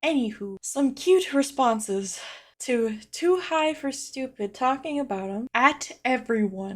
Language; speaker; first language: English; native; English